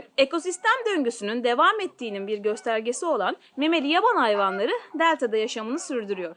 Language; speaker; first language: Turkish; native; Turkish